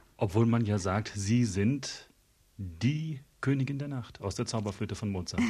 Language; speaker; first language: German; native; German